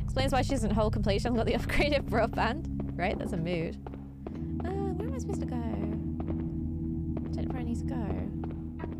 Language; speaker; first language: English; native; English